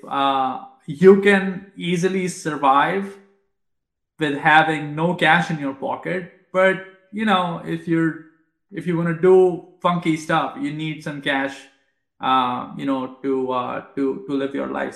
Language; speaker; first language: English; non-native, local second language; Hindi